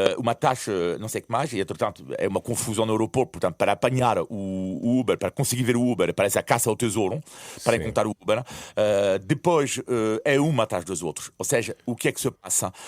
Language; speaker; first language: Portuguese; non-native, fluent; French